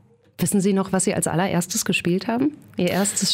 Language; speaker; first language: German; native; German